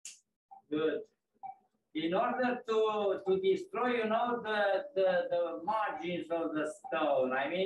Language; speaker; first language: English; non-native, fluent; Romanian